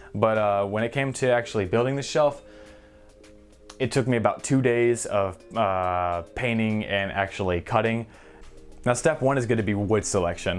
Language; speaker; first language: English; native; English